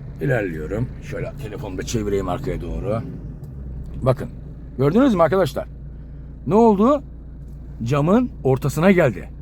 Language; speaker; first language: Turkish; native; Turkish